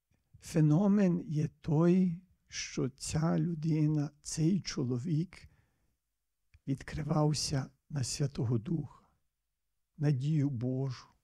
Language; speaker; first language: Ukrainian; early bilingual, heritage; Ukrainian